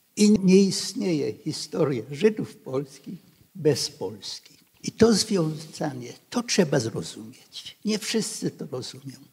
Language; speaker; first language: Polish; non-native, local second language; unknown